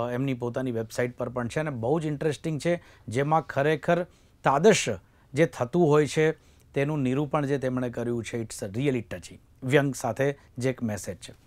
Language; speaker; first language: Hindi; non-native, local second language; Gujarati